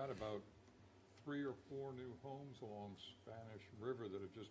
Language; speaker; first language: English; native; English